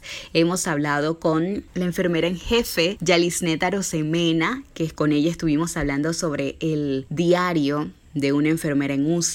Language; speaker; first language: Spanish; native; Spanish